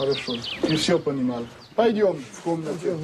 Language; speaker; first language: Russian; non-native, learner; French